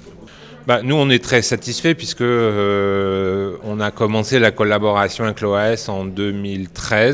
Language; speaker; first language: French; native; French